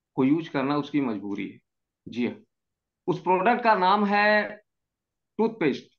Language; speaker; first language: Hindi; native; Hindi